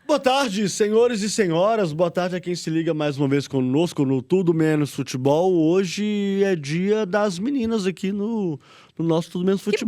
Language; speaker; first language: Portuguese; native; Portuguese